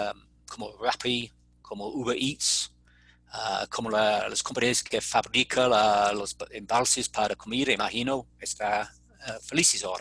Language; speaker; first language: Spanish; non-native, fluent; English